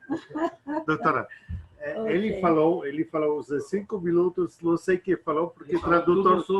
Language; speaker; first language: Portuguese; non-native, learner; Polish